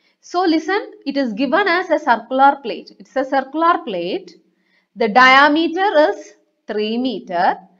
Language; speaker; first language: English; non-native, local second language; Malayalam